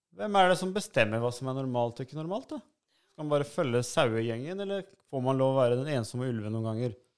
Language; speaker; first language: Norwegian; early bilingual, other home language; Albanian